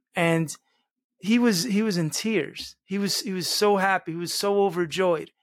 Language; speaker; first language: English; early bilingual, other home language; Spanish